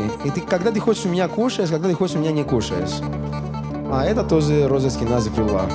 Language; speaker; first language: Russian; non-native, learner; Greek